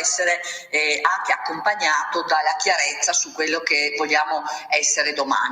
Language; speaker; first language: Italian; native; Italian